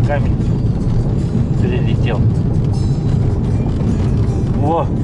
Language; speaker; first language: Russian; non-native, local second language; Yakut